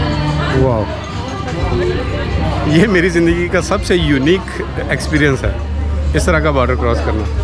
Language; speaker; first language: Hindi; native; Hindi